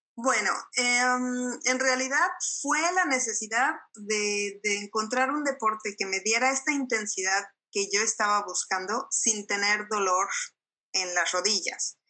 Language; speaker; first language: Spanish; native; Spanish